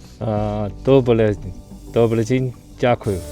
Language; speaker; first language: Ukrainian; non-native, learner; Chinese